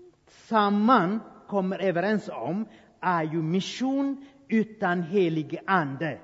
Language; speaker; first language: Swedish; non-native, fluent; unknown